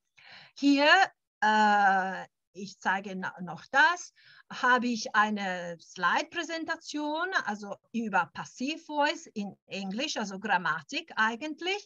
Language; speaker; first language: German; early bilingual, heritage; German